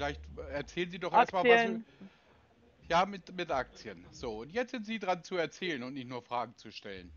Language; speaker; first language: German; native; German